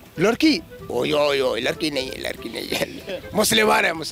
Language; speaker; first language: Hindi; non-native, learner; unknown